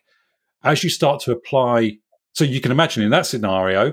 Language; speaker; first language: English; native; English